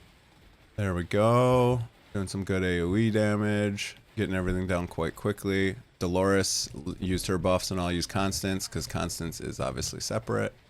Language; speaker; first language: English; native; English